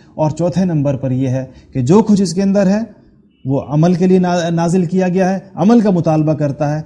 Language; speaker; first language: Urdu; non-native, local second language; Pashto